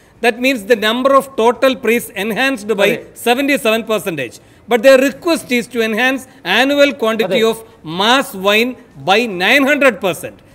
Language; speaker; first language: English; non-native, local second language; Malayalam